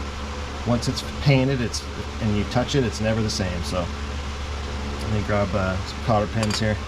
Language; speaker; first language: English; native; English